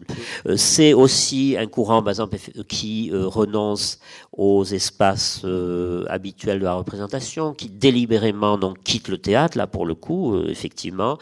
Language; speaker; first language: French; native; French